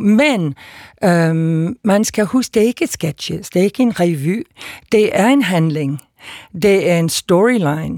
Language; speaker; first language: Danish; non-native, fluent; English